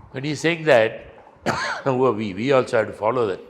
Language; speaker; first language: English; non-native, local second language; Tamil